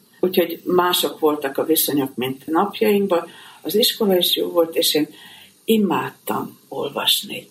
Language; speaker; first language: Hungarian; native; Hungarian